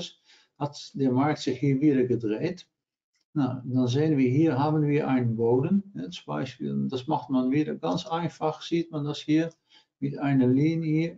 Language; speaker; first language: German; non-native, learner; Dutch